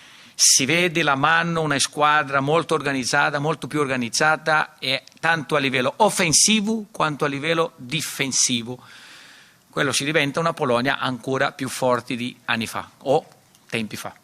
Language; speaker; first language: Italian; non-native, fluent; Portuguese